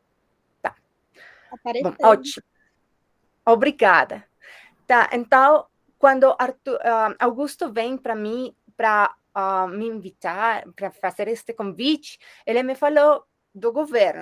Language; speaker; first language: Portuguese; non-native, fluent; Spanish